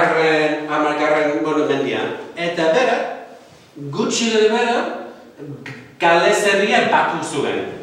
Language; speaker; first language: Basque; non-native, fluent; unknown